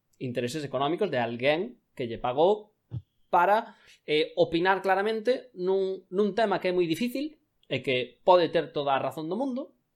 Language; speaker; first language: Galician; non-native, local second language; Spanish